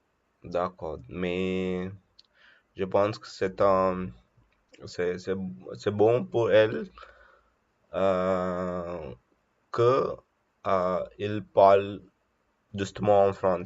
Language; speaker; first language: French; non-native, learner; Telugu